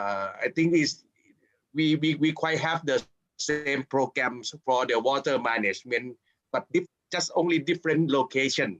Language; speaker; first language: English; non-native, fluent; Thai